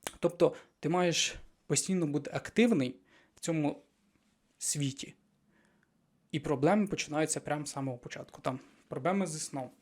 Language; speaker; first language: Ukrainian; non-native, local second language; Russian